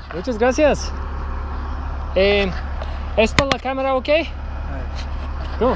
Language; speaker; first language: Spanish; non-native, learner; English